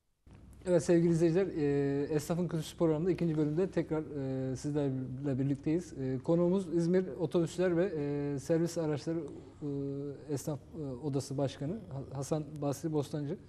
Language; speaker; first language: Turkish; native; Turkish